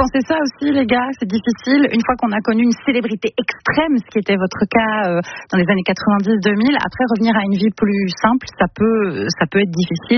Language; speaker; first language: French; native; French